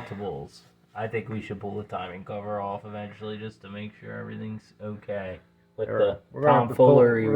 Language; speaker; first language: English; native; English